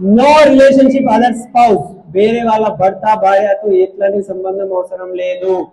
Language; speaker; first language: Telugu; non-native, local second language; Hindi